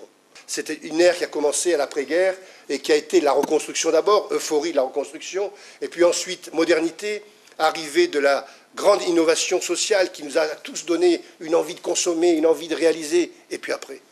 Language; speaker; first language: French; native; French